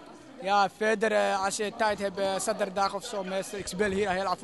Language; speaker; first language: Dutch; non-native, fluent; Somali